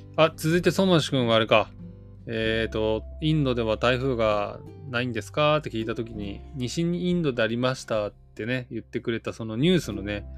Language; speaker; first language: Japanese; native; Japanese